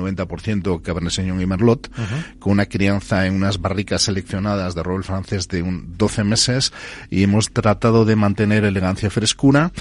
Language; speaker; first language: Spanish; native; Spanish